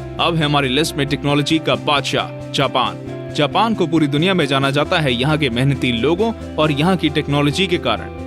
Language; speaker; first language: Hindi; native; Hindi